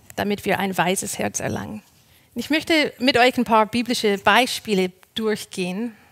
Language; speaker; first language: German; non-native, fluent; English